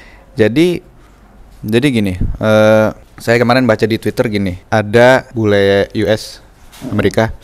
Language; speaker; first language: Indonesian; native; Indonesian